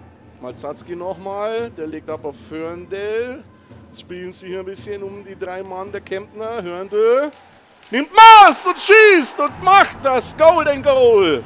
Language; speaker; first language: German; native; German